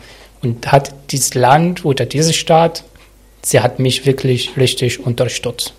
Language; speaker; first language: German; non-native, learner; Arabic